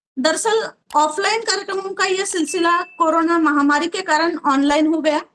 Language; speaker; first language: Hindi; non-native, local second language; Marathi